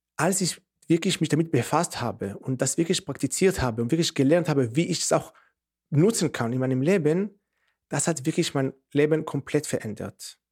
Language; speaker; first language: German; non-native, fluent; Hebrew